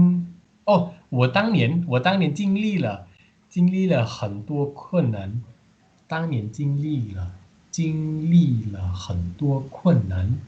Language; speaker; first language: Chinese; non-native, fluent; Indonesian